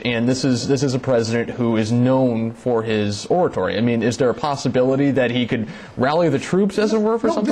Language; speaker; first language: English; native; English